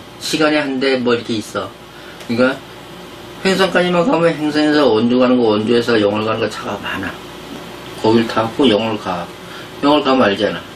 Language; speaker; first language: Korean; native; Korean